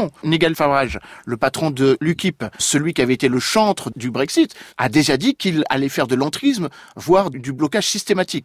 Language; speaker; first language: French; native; French